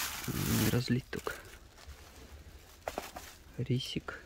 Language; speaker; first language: Russian; native; Russian